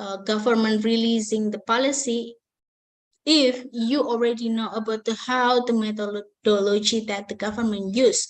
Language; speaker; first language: English; non-native, fluent; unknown